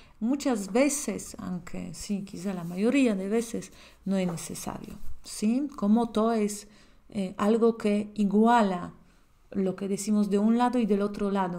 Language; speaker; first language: Spanish; non-native, fluent; Polish